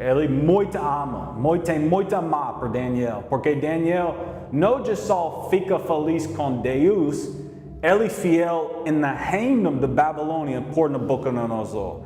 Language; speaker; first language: Portuguese; non-native, learner; English